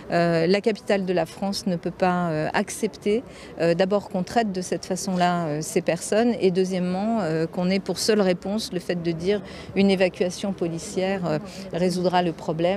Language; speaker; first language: French; native; French